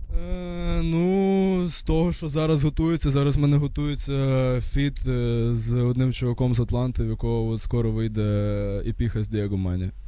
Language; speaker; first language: Ukrainian; native; Ukrainian